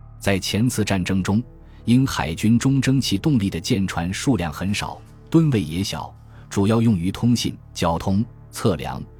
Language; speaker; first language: Chinese; native; Chinese